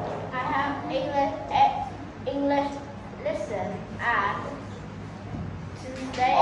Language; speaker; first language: English; non-native, learner; Vietnamese